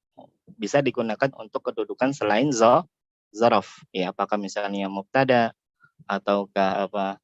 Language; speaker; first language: Indonesian; native; Indonesian